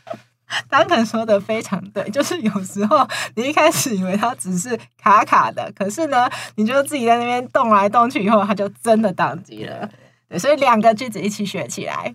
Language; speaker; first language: Chinese; native; Chinese